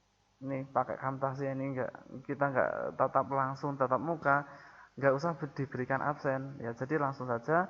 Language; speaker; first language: Indonesian; native; Indonesian